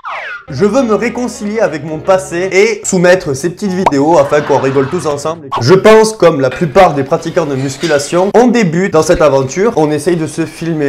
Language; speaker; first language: French; native; French